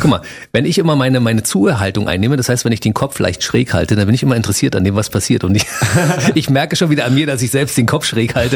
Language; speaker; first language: German; native; German